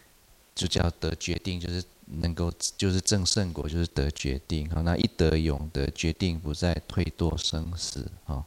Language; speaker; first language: Chinese; native; Chinese